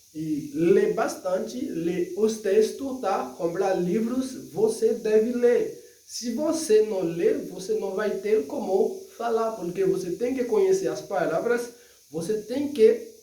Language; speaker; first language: Portuguese; non-native, fluent; Haitian Creole